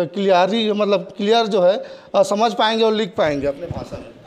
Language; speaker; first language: Hindi; non-native, local second language; Chhattisgarhi